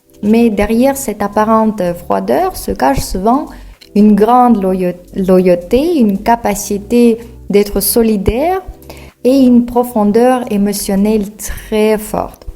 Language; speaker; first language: French; non-native, fluent; Russian